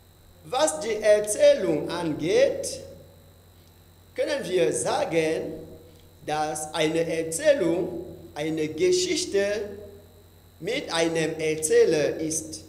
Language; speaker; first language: German; non-native, fluent; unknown